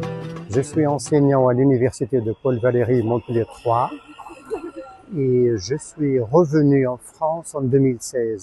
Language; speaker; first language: French; non-native, fluent; Arabic